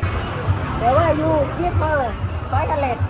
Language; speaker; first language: English; non-native, learner; Thai